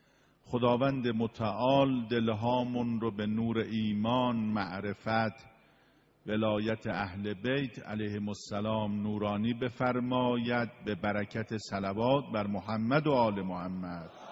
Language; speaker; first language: Persian; native; Persian